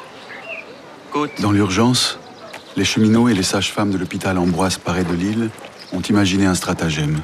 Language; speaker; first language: French; native; French